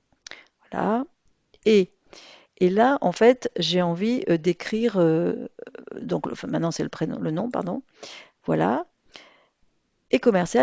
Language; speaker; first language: French; native; French